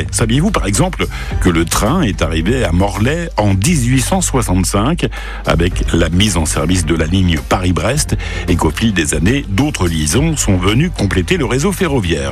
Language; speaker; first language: French; native; French